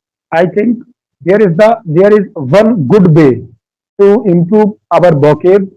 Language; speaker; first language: English; non-native, learner; Hindi